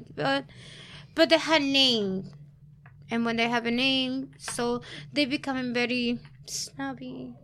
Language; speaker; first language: English; early bilingual, other home language; Spanish